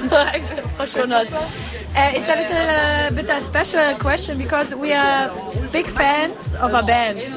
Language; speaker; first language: English; non-native, learner; German